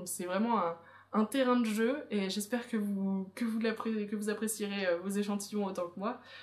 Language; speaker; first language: French; native; French